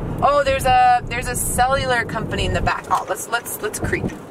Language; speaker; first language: English; native; English